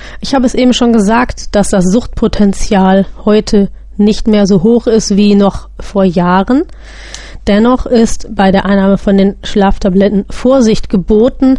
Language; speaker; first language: German; native; German